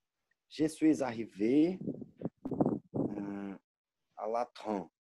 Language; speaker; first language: French; non-native, learner; Portuguese